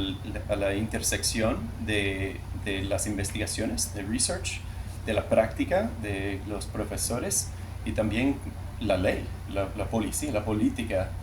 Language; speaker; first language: Spanish; non-native, learner; English